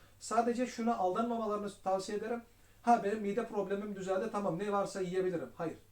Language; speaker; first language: Turkish; native; Turkish